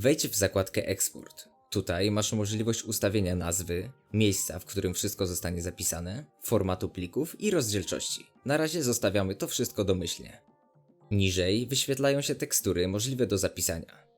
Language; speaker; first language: Polish; native; Polish